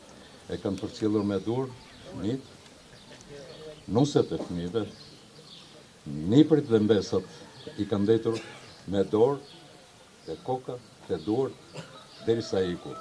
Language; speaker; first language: Albanian; native; Albanian